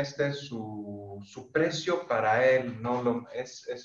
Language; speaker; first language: Spanish; native; Spanish